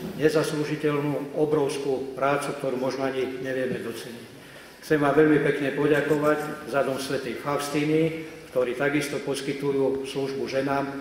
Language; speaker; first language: Slovak; native; Slovak